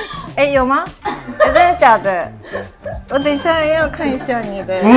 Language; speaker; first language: Chinese; early bilingual, heritage; Japanese